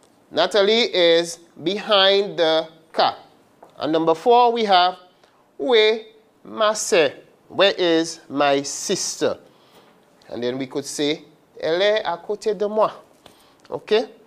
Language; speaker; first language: French; non-native, fluent; English